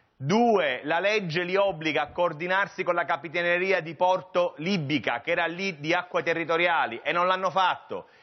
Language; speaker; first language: Italian; native; Italian